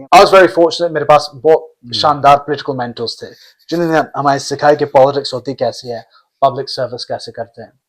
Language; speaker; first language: Urdu; early bilingual, heritage; Urdu